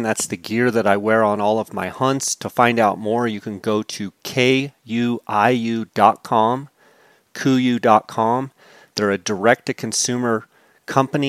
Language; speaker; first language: English; native; English